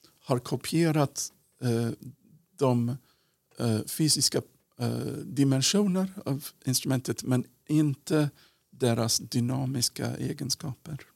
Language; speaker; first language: Swedish; non-native, fluent; English